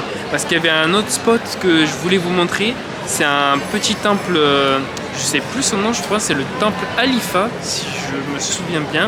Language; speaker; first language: French; native; French